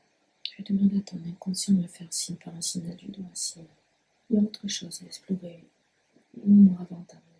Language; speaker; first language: French; native; French